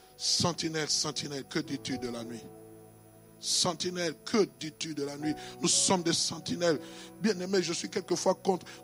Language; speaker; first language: French; non-native, local second language; Lingala